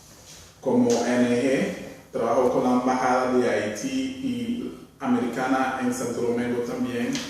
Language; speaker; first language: Spanish; non-native, fluent; Haitian Creole